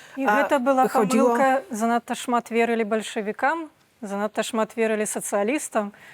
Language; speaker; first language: Belarusian; native; Belarusian